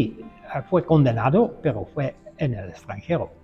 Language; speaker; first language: Spanish; non-native, fluent; Dutch